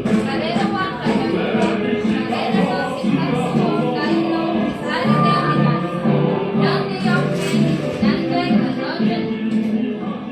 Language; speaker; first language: Japanese; non-native, learner; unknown